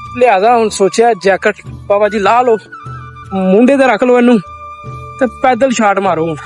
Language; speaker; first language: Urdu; non-native, local second language; Punjabi